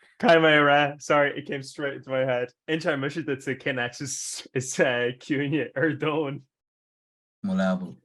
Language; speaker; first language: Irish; native; Irish